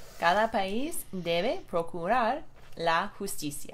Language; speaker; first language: Spanish; non-native, fluent; English